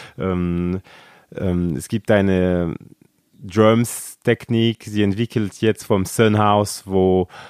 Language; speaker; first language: German; non-native, local second language; French